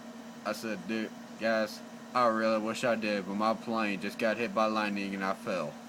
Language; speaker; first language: English; native; English